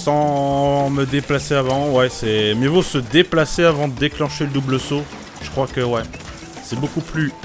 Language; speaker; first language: French; native; French